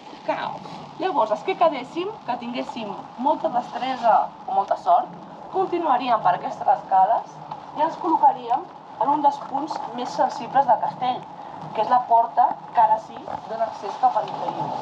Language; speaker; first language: Catalan; native; Catalan